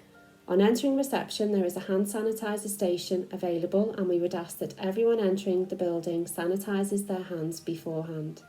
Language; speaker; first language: English; native; English